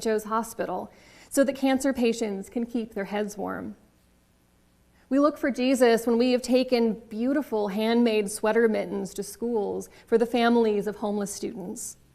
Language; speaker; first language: English; native; English